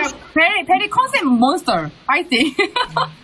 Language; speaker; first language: English; non-native, learner; Korean